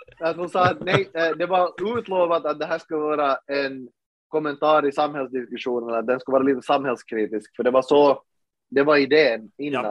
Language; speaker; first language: Swedish; native; Swedish